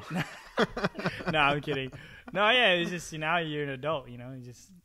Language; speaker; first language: English; early bilingual, other home language; Chavacano